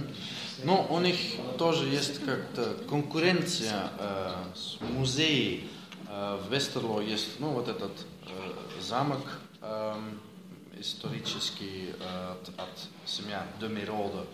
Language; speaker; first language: Russian; non-native, fluent; Dutch